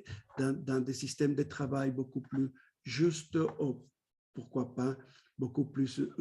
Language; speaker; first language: French; non-native, fluent; Spanish